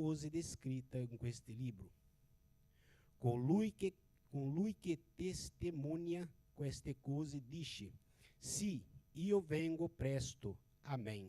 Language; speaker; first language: Italian; non-native, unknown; Portuguese